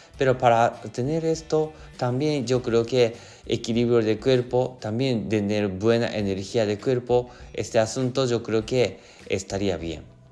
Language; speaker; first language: Spanish; non-native, learner; Japanese